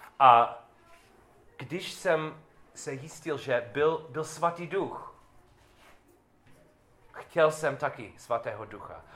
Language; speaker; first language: Czech; non-native, learner; English